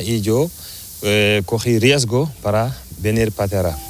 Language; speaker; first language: Spanish; non-native, learner; Fula